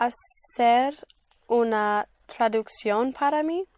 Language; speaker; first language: Spanish; non-native, learner; English